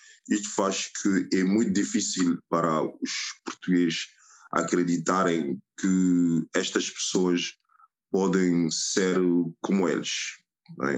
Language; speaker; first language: Portuguese; non-native, fluent; French